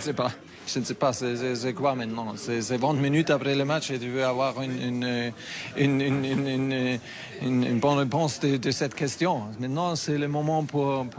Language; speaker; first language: French; non-native, fluent; German